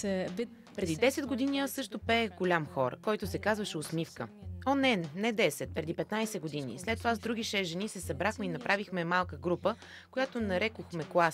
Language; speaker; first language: Bulgarian; non-native, fluent; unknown